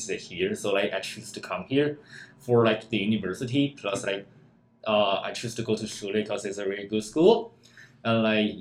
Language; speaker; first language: English; non-native, fluent; Chinese